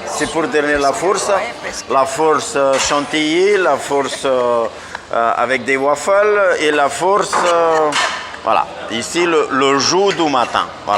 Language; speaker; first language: French; native; French